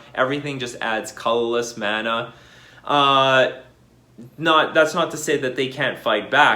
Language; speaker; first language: English; native; English